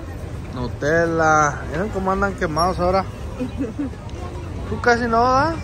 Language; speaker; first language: Spanish; native; Spanish